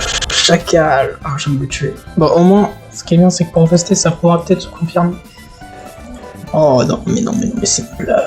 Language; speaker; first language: French; native; French